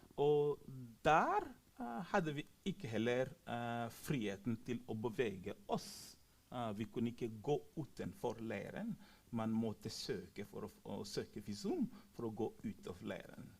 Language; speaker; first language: Norwegian; non-native, fluent; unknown